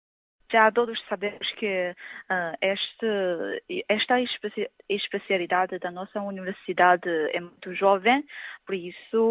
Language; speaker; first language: Portuguese; non-native, fluent; Chinese